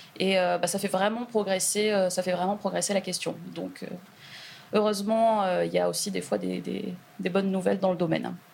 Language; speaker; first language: French; native; French